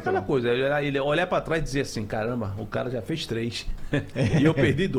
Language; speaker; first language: Portuguese; native; Portuguese